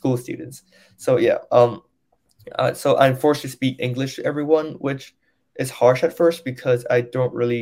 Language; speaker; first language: English; non-native, local second language; Cantonese